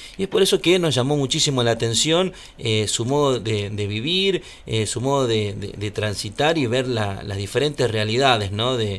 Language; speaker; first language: Spanish; native; Spanish